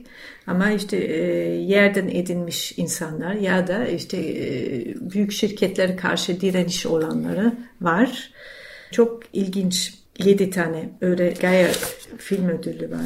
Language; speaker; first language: Turkish; non-native, fluent; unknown